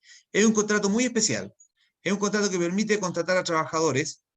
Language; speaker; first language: Spanish; native; Spanish